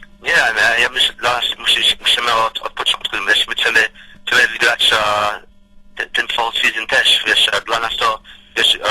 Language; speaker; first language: Polish; early bilingual, heritage; Polish